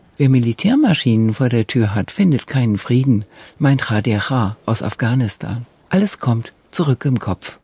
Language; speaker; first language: German; native; German